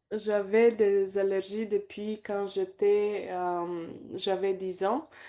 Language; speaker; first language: French; non-native, learner; Bulgarian